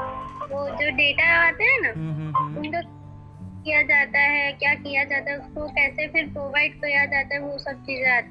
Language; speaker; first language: Hindi; non-native, local second language; Gujarati